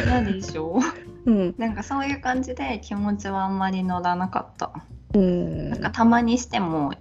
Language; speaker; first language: Japanese; native; Japanese